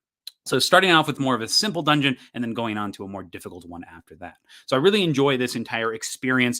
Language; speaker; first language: English; native; English